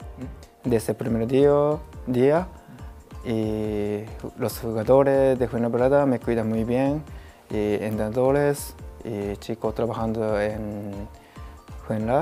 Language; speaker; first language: Spanish; non-native, learner; Japanese